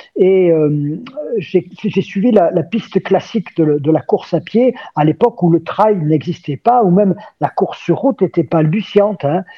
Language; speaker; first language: French; native; French